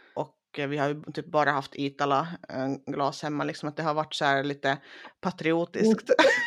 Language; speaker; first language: Swedish; early bilingual, other home language; Finnish